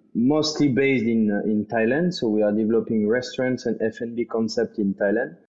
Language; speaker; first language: English; non-native, fluent; French